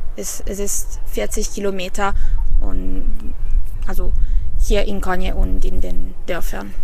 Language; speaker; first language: German; non-native, fluent; Italian